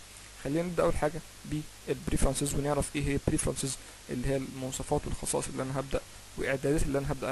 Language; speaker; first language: Arabic; native; Arabic